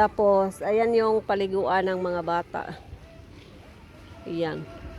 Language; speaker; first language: Filipino; native; Filipino